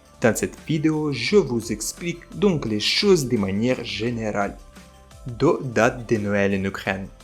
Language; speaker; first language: French; non-native, fluent; Ukrainian